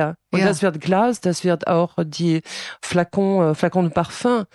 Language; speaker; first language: German; non-native, fluent; French